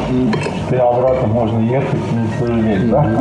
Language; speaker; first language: Russian; non-native, fluent; Armenian